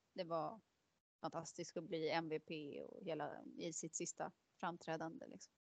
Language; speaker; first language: Swedish; native; Swedish